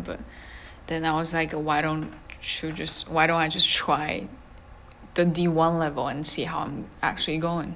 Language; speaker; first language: English; non-native, fluent; Chinese